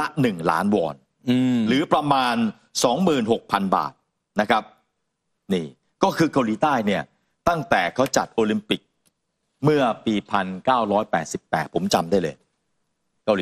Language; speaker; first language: Thai; native; Thai